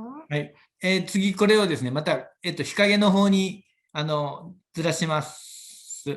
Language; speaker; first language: Japanese; native; Japanese